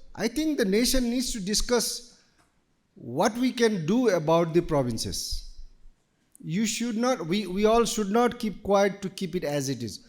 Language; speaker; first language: English; non-native, local second language; Nepali